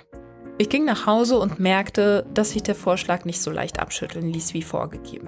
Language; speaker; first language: German; native; German